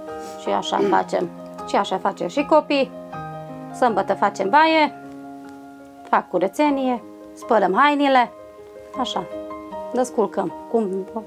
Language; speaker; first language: Romanian; non-native, local second language; Hungarian